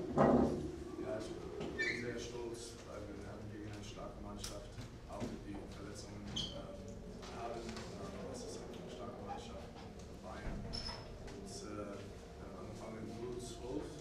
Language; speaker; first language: German; non-native, learner; English